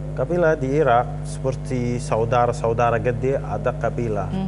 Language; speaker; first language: Indonesian; non-native, learner; Arabic